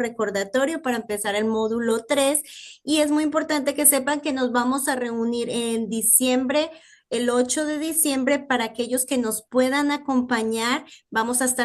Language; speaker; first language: Spanish; native; Spanish